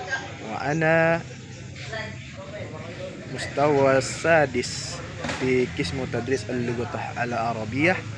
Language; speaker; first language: Arabic; non-native, learner; Indonesian